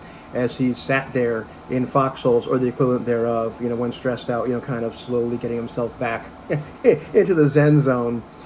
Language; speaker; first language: English; native; English